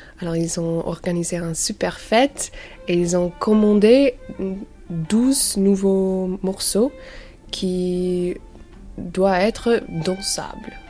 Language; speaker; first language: French; non-native, learner; English